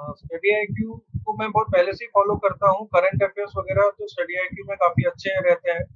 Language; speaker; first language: Hindi; non-native, local second language; Bangla